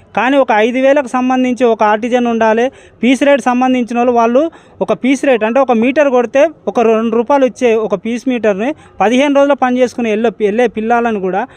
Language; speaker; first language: Telugu; native; Telugu